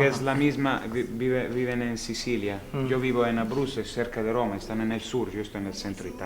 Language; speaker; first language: Spanish; non-native, learner; Italian